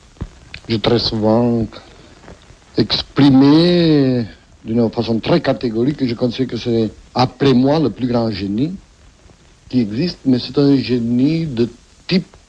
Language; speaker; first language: French; non-native, fluent; Catalan